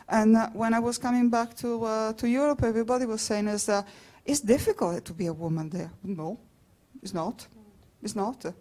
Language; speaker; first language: English; non-native, fluent; Italian